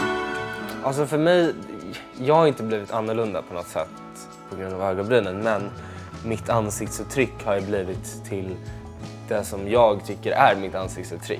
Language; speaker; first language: Swedish; native; Swedish